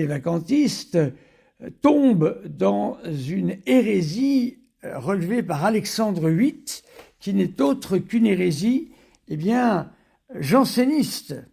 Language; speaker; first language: French; native; French